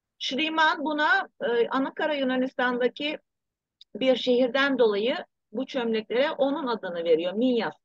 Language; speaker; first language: Turkish; early bilingual, heritage; Turkish